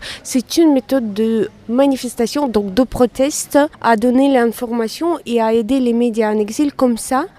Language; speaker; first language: French; non-native, fluent; Russian